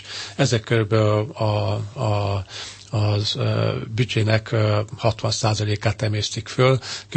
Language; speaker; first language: Hungarian; native; Hungarian